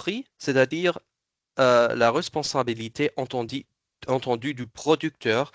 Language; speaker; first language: French; non-native, fluent; German